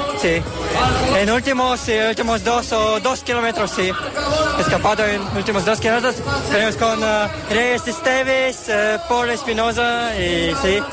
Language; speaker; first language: Spanish; non-native, learner; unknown